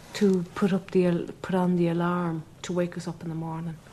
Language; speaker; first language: English; native; English